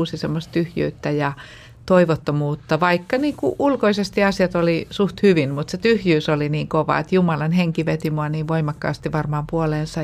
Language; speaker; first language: Finnish; native; Finnish